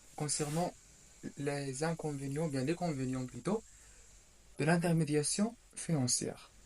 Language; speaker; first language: French; non-native, local second language; Arabic